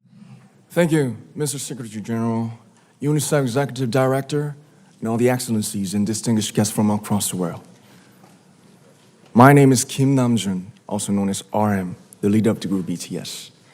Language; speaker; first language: English; non-native, fluent; Korean